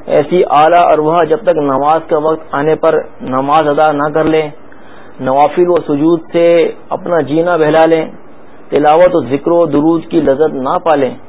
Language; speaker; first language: Urdu; native; Urdu